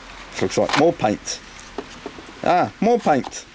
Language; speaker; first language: English; native; English